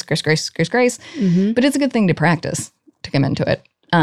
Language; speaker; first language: English; native; English